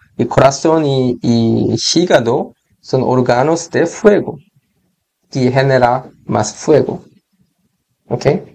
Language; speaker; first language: Spanish; non-native, learner; Korean